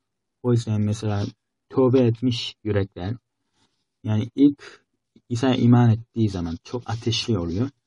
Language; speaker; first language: Turkish; non-native, fluent; Korean